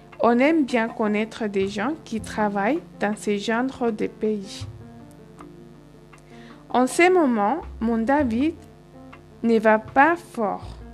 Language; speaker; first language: French; non-native, fluent; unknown